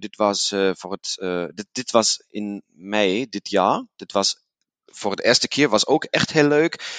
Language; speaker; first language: Dutch; non-native, learner; German